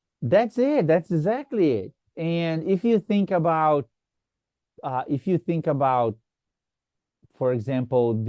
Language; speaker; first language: English; non-native, fluent; Portuguese